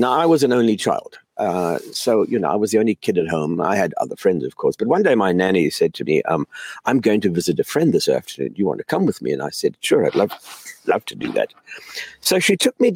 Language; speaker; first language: English; native; English